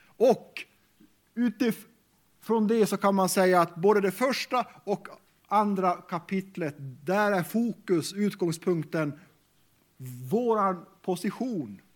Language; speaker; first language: Swedish; non-native, local second language; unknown